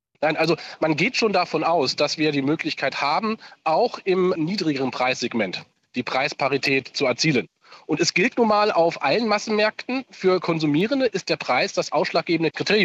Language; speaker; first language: German; native; German